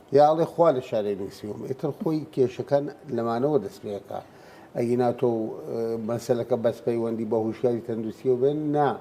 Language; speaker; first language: Central Kurdish; non-native, local second language; Gurani